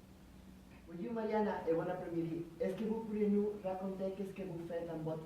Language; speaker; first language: French; non-native, learner; Spanish